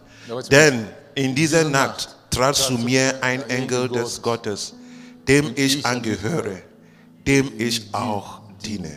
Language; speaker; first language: German; non-native, learner; Russian